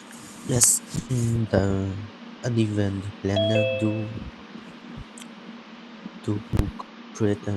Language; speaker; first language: English; non-native, learner; Vietnamese